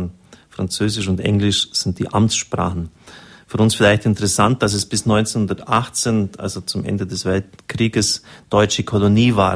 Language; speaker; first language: German; native; German